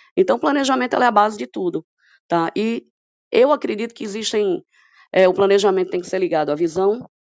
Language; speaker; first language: Portuguese; native; Portuguese